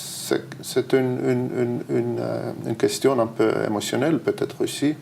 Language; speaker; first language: French; non-native, fluent; Estonian